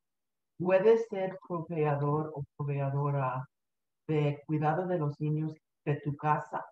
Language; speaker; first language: Spanish; early bilingual, heritage; Spanish